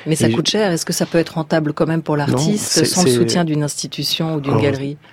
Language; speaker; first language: French; native; French